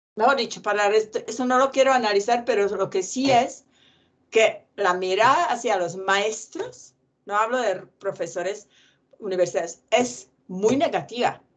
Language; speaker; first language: Spanish; non-native, fluent; Czech